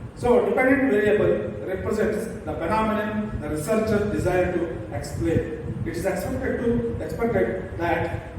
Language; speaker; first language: English; non-native, local second language; Kannada